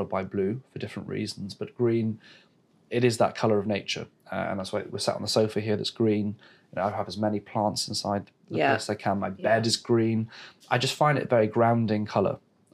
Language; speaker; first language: English; native; English